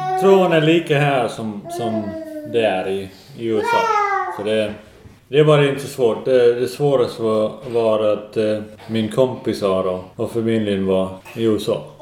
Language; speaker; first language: Swedish; non-native, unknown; English